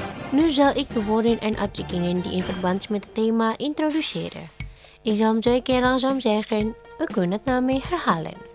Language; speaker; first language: Dutch; non-native, learner; Indonesian